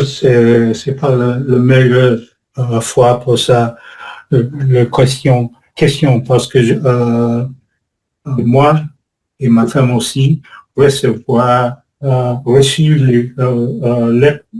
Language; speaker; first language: French; non-native, learner; English